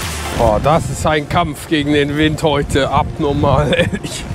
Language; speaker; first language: German; native; German